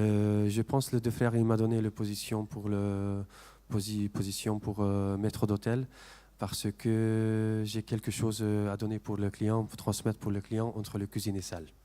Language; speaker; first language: French; non-native, fluent; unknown